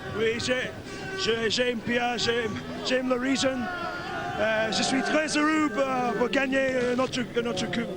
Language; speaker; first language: French; non-native, fluent; English